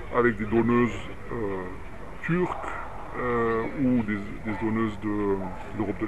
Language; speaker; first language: French; non-native, fluent; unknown